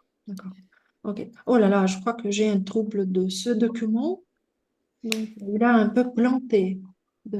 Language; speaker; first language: French; non-native, fluent; Russian